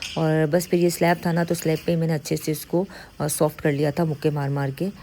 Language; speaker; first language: Urdu; native; Urdu